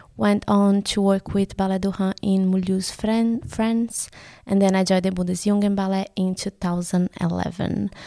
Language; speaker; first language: English; non-native, fluent; Portuguese